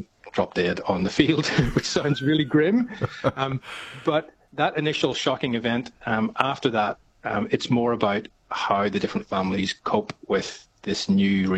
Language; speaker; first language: English; native; English